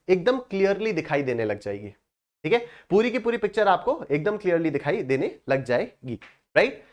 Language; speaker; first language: Hindi; native; Hindi